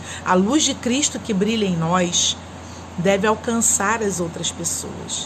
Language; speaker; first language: Portuguese; native; Portuguese